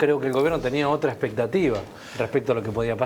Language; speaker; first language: Spanish; native; Spanish